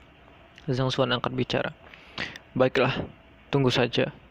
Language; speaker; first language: Indonesian; native; Indonesian